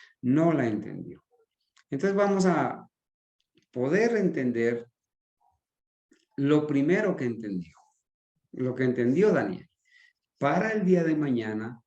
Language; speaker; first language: Spanish; native; Spanish